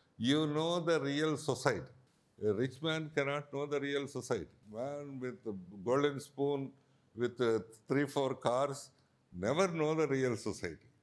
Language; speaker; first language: English; non-native, local second language; Telugu